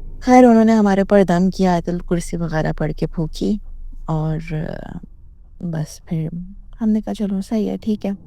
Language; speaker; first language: Urdu; native; Urdu